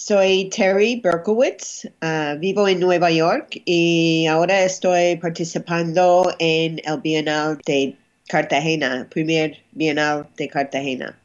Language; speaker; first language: Spanish; non-native, fluent; English